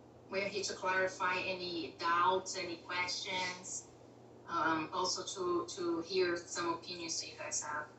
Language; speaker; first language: English; non-native, fluent; Portuguese